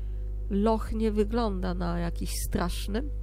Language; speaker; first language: Polish; native; Polish